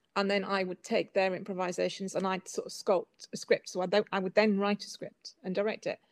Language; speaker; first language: English; native; English